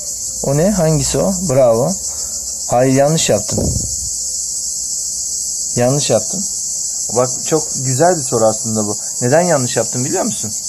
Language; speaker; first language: Turkish; native; Turkish